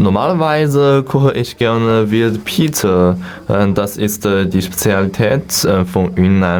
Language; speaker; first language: German; non-native, learner; Chinese